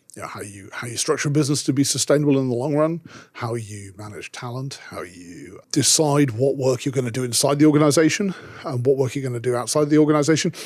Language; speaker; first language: English; native; English